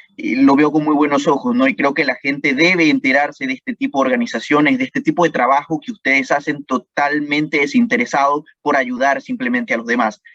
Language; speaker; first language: Spanish; native; Spanish